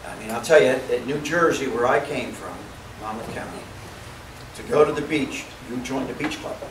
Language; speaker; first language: English; native; English